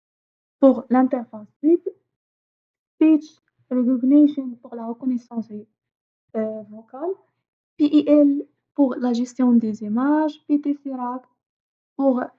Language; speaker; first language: French; non-native, fluent; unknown